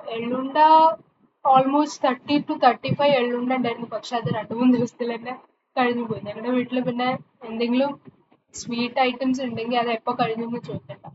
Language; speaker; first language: Malayalam; early bilingual, heritage; Malayalam